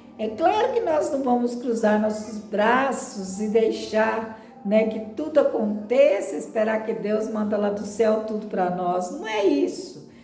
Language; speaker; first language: Portuguese; native; Portuguese